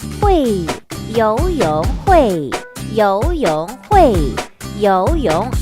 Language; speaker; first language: Chinese; non-native, fluent; Korean